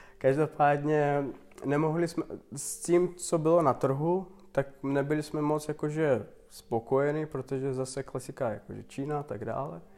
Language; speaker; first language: Czech; non-native, fluent; Turkmen